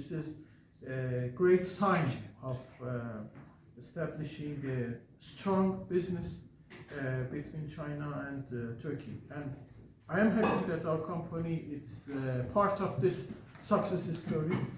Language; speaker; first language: English; non-native, fluent; Turkish